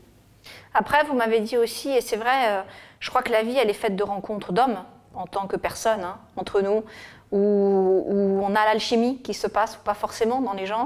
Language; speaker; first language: French; native; French